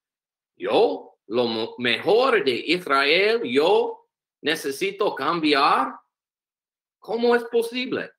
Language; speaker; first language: Spanish; non-native, learner; English